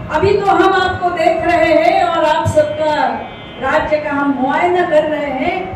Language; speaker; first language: Hindi; non-native, local second language; Marathi